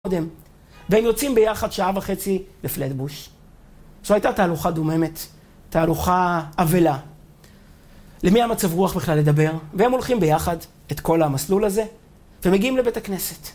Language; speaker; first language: Hebrew; native; Hebrew